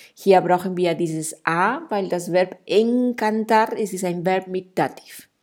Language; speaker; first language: German; non-native, fluent; Spanish